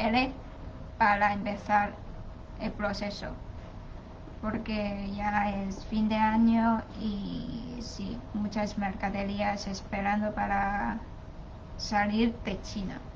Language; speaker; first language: Spanish; non-native, learner; Chinese